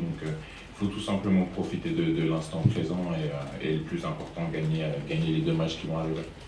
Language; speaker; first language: French; native; French